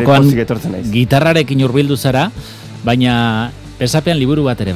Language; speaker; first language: Basque; native; Basque